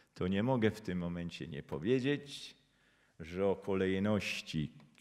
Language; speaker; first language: Polish; native; Polish